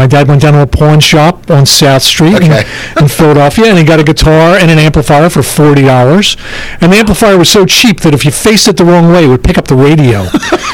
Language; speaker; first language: English; native; English